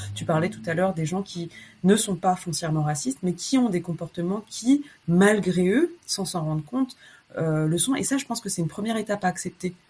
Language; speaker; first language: French; early bilingual, other home language; Chinese